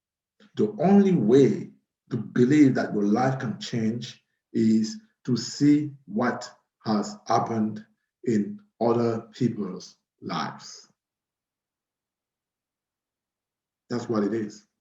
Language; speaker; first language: English; non-native, fluent; French